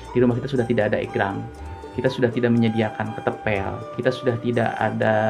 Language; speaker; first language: Indonesian; non-native, local second language; Sundanese